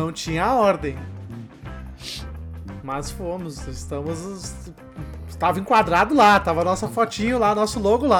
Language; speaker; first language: Portuguese; native; Portuguese